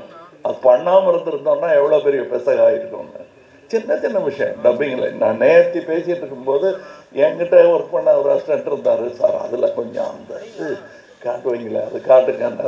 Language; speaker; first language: Tamil; native; Tamil